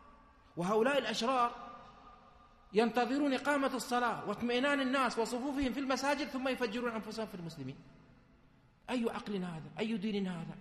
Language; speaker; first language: Arabic; native; Arabic